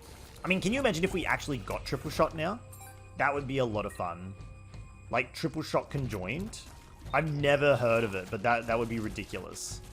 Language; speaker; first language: English; native; English